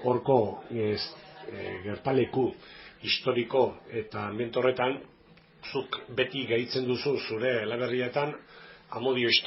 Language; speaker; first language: Basque; native; Basque